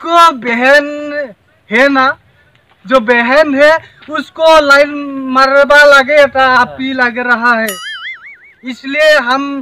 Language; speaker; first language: Hindi; non-native, local second language; Assamese